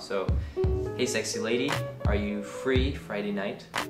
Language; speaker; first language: English; native; English